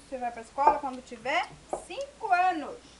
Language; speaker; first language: Portuguese; native; Portuguese